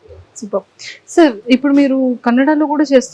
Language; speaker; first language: Telugu; native; Telugu